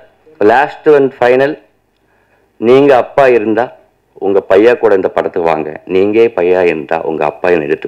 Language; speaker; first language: Tamil; non-native, learner; Telugu